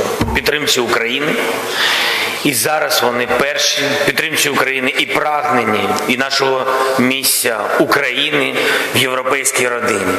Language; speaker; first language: Ukrainian; non-native, local second language; Russian